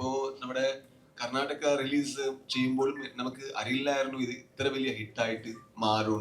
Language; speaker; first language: Malayalam; non-native, local second language; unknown